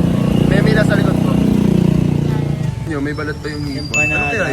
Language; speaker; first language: Filipino; native; Filipino